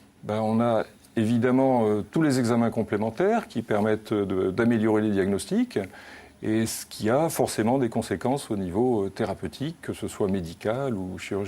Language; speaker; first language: French; native; French